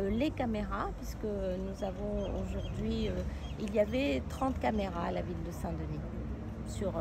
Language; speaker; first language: French; native; French